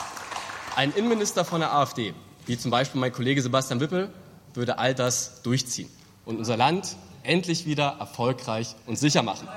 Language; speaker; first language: German; native; German